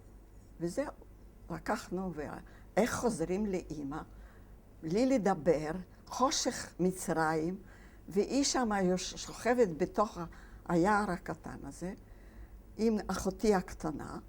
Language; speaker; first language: Hebrew; non-native, fluent; Polish